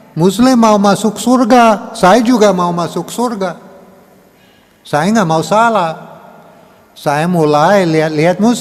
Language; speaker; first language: Indonesian; non-native, fluent; English